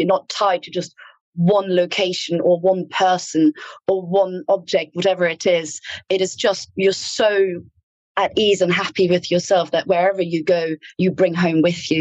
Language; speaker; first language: English; non-native, fluent; German